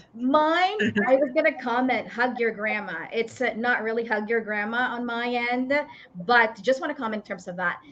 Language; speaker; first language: English; non-native, local second language; Iloko